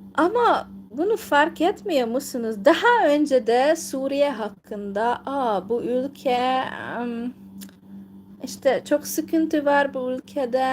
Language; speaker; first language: Turkish; non-native, fluent; Hungarian